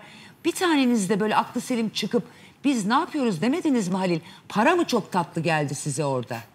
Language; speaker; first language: Turkish; native; Turkish